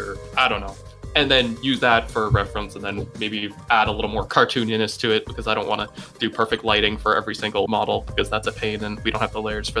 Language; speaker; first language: English; native; English